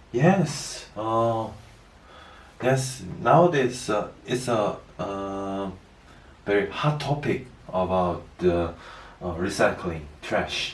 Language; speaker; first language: English; non-native, learner; Korean